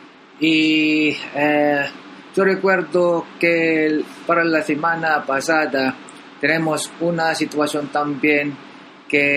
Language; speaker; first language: Spanish; non-native, learner; Filipino